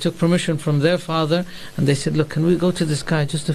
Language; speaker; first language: English; native; English